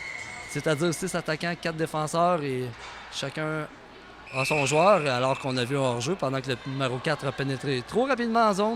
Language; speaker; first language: French; native; French